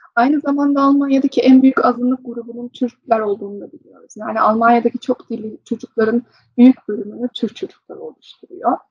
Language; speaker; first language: Turkish; early bilingual, heritage; Turkish